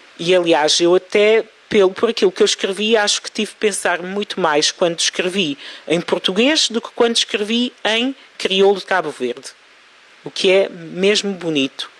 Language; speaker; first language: Portuguese; early bilingual, other home language; Kabuverdianu